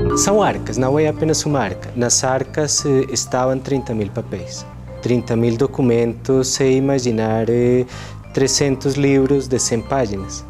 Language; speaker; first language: Portuguese; non-native, fluent; Spanish